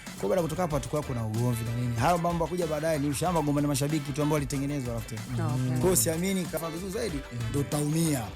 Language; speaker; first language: Swahili; native; Swahili